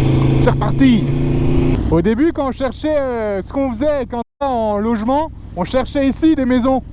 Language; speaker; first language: French; native; French